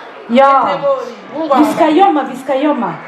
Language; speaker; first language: Swedish; non-native, fluent; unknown